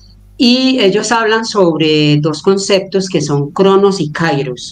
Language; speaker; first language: Spanish; native; Spanish